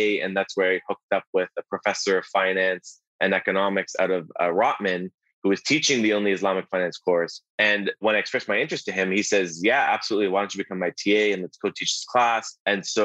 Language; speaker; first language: English; native; English